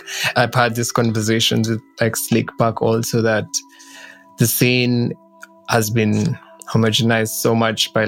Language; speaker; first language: English; non-native, local second language; Kikuyu